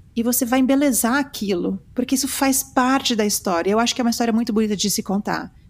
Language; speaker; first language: Portuguese; early bilingual, heritage; Portuguese